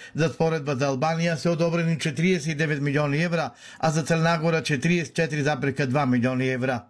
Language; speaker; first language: Macedonian; native; Macedonian